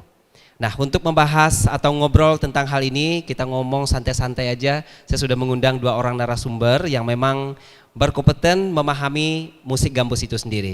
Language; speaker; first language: Malay; native; Malay